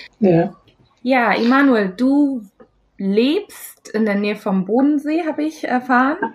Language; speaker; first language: German; native; German